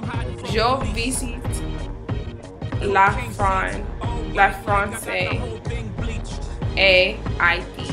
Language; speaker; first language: French; non-native, learner; English